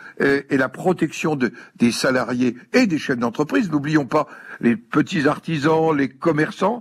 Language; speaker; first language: French; native; French